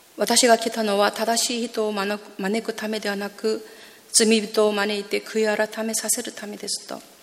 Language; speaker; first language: Japanese; non-native, fluent; Korean